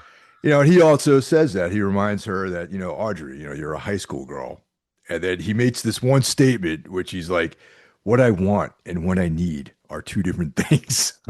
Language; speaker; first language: English; native; English